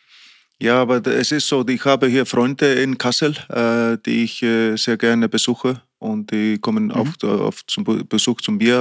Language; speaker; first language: German; non-native, fluent; Icelandic